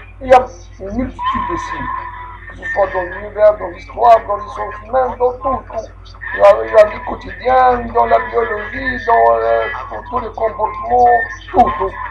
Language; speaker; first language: French; non-native, local second language; Arabic